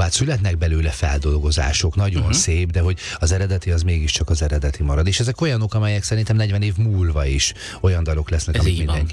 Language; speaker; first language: Hungarian; native; Hungarian